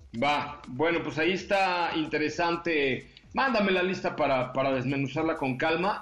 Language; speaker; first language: Spanish; native; Spanish